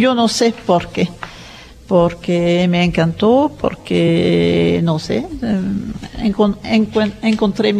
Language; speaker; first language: Spanish; non-native, fluent; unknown